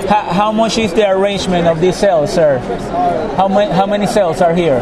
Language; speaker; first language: English; non-native, learner; Spanish